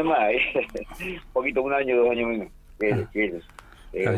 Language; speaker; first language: Spanish; native; Spanish